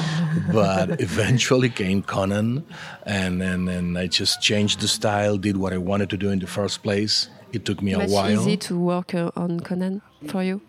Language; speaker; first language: English; non-native, fluent; Spanish